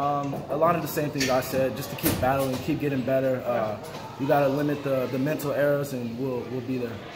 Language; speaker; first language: English; native; English